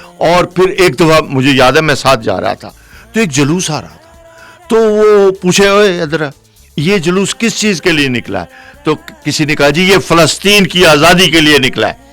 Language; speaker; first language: Urdu; non-native, local second language; Saraiki